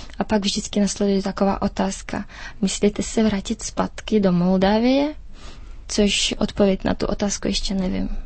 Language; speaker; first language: Czech; early bilingual, heritage; Czech